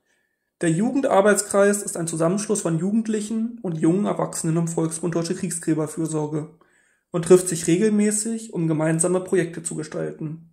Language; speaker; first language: German; native; German